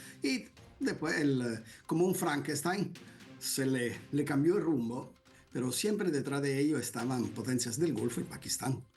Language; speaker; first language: Spanish; non-native, fluent; Italian